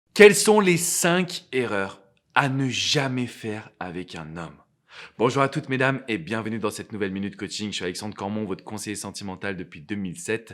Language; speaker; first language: French; native; French